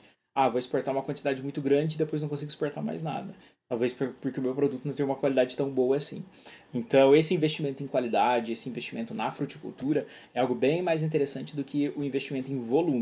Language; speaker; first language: Portuguese; native; Portuguese